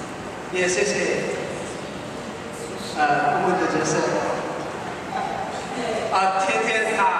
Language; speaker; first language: Chinese; non-native, fluent; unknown